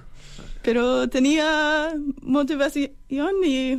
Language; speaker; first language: Spanish; non-native, fluent; English